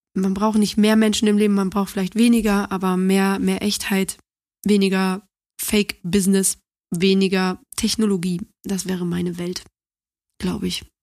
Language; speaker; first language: German; native; German